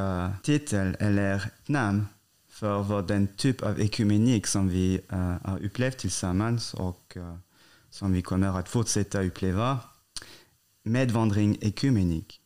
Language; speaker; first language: Swedish; non-native, fluent; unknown